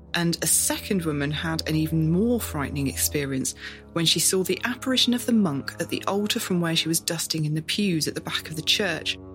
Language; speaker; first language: English; native; English